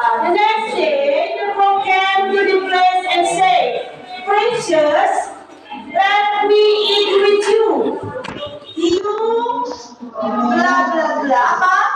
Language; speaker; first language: English; non-native, learner; Indonesian